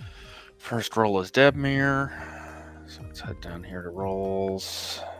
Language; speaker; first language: English; native; English